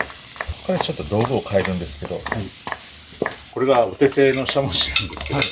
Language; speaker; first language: Japanese; native; Japanese